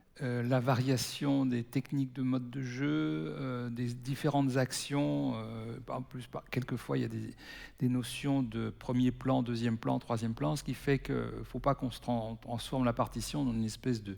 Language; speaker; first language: French; native; French